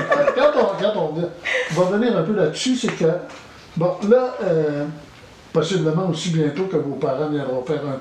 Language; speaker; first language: French; native; French